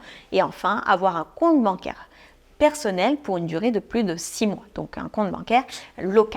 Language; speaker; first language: French; native; French